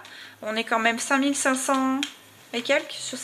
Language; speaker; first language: French; native; French